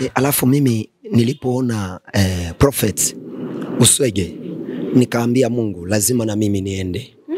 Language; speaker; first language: Swahili; non-native, local second language; Lingala